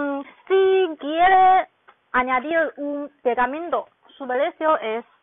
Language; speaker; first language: Spanish; non-native, learner; Chinese